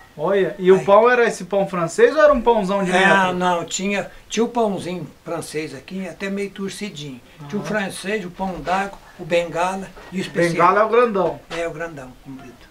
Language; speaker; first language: Portuguese; native; Portuguese